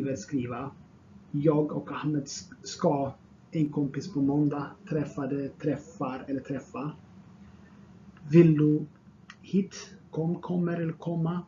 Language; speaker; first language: Swedish; non-native, fluent; Tigrinya